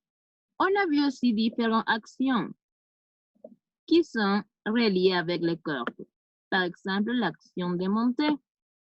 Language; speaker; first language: French; non-native, fluent; Spanish